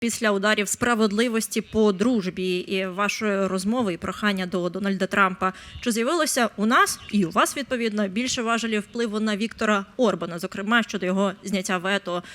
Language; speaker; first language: Ukrainian; native; Ukrainian